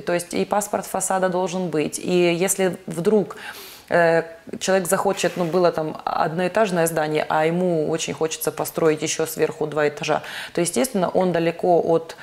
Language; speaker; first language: Russian; native; Russian